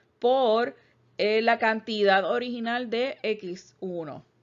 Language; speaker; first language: Spanish; native; Spanish